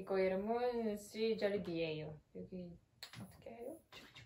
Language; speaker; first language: Korean; non-native, learner; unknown